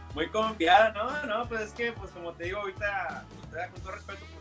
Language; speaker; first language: Spanish; early bilingual, heritage; Spanish